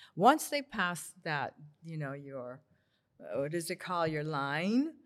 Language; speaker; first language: English; early bilingual, other home language; Spanish